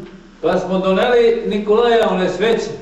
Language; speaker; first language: Bosnian; native; Bosnian